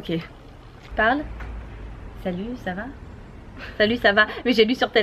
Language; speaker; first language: French; native; French